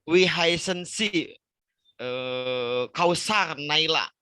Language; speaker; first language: German; non-native, learner; Indonesian